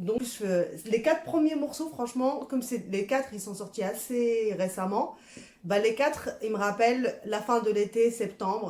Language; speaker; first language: French; native; French